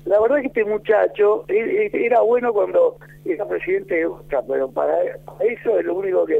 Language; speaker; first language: Spanish; native; Spanish